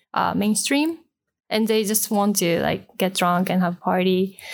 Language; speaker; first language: English; non-native, fluent; Japanese